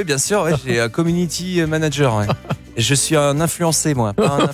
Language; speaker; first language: French; native; French